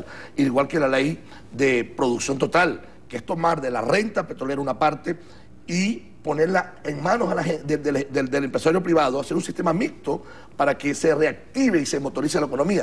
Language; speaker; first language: Spanish; native; Spanish